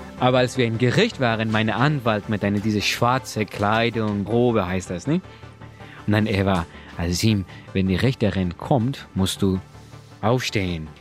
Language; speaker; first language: German; non-native, learner; Persian